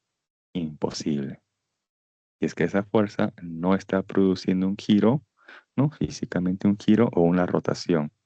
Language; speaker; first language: Spanish; native; Spanish